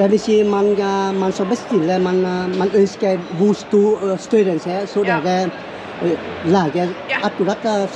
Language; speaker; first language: Danish; non-native, learner; Vietnamese